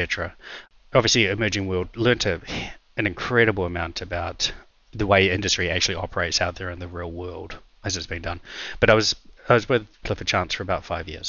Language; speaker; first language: English; native; English